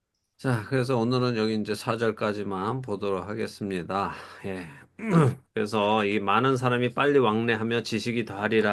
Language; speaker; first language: Korean; native; Korean